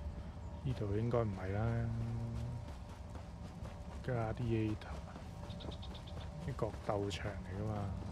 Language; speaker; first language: Chinese; native; Chinese